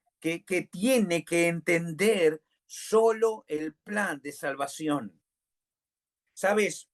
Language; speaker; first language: Spanish; native; Spanish